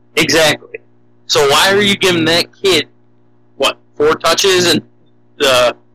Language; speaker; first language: English; native; English